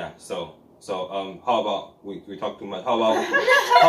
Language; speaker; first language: English; non-native, learner; Chinese